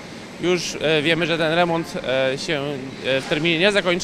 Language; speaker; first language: Polish; native; Polish